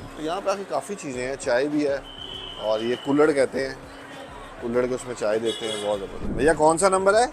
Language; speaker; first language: Urdu; non-native, local second language; Punjabi